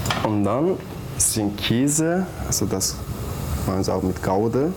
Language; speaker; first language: German; non-native, learner; Turkish